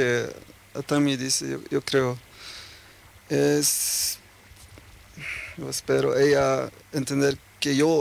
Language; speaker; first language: Spanish; early bilingual, heritage; Norwegian